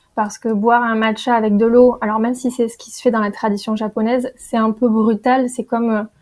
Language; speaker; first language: French; native; French